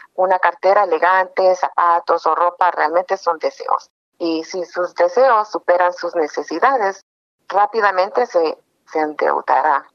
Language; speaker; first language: Spanish; early bilingual, heritage; Spanish